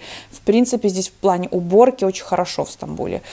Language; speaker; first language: Russian; native; Russian